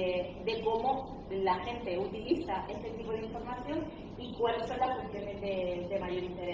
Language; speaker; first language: Spanish; native; Spanish